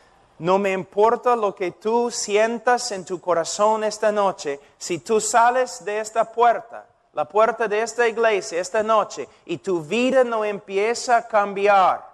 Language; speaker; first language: Spanish; non-native, fluent; English